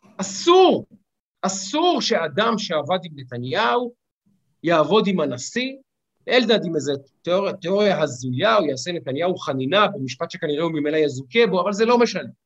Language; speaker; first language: Hebrew; native; Hebrew